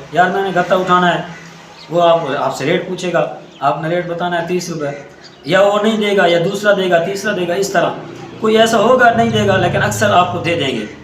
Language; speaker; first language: Urdu; non-native, local second language; Saraiki